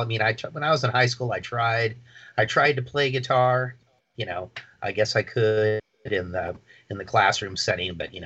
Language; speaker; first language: English; native; English